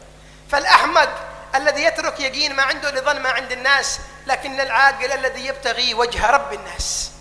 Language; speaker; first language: Arabic; native; Arabic